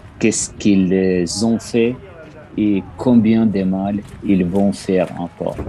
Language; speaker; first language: French; non-native, learner; Ukrainian